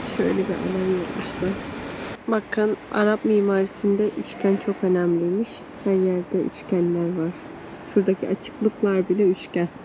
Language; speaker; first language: Turkish; native; Turkish